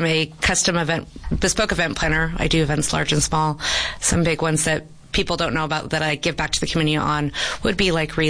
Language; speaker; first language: English; native; English